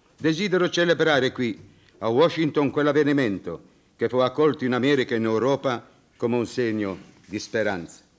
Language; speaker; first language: Italian; native; Italian